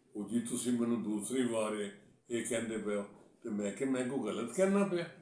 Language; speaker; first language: Urdu; non-native, local second language; Punjabi